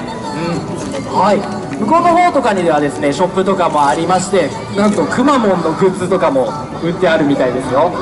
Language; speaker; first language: Japanese; native; Japanese